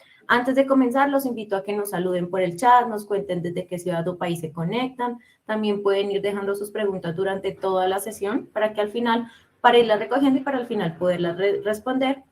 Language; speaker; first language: Spanish; native; Spanish